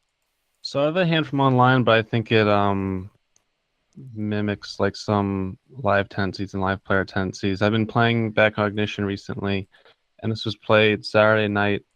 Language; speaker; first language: English; native; English